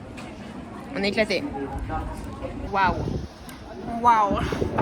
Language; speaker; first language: French; native; French